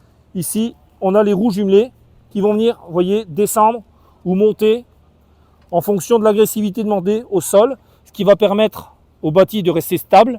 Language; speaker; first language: French; native; French